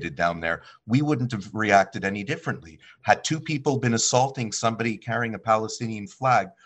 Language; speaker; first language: English; early bilingual, other home language; Polish